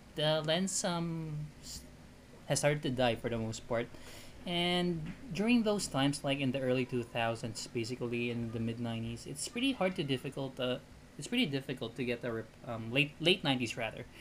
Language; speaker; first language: English; non-native, local second language; Filipino